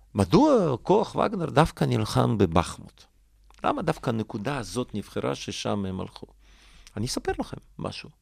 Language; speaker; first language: Hebrew; non-native, fluent; Russian